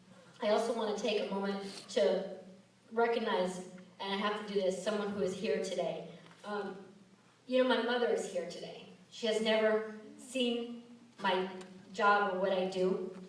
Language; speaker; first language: English; early bilingual, other home language; Spanish